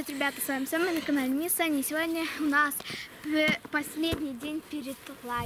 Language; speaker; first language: Russian; early bilingual, heritage; Lithuanian